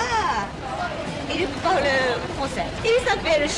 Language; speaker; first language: French; non-native, learner; Japanese